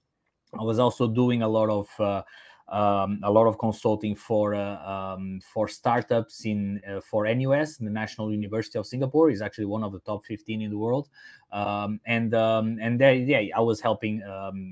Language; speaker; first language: English; non-native, fluent; Portuguese